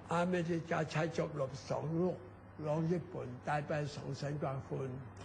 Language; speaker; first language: Thai; non-native, learner; Chinese